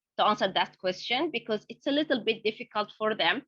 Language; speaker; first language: English; non-native, fluent; Arabic